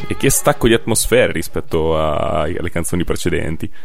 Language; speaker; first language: Italian; native; Italian